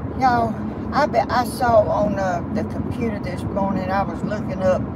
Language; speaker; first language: English; native; English